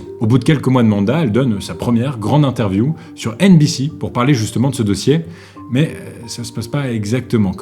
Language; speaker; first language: French; native; French